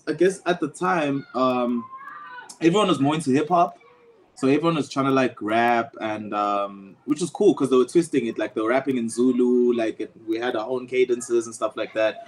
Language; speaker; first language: English; non-native, local second language; Zulu